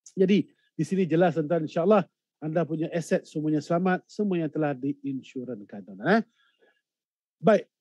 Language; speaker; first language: Malay; native; Malay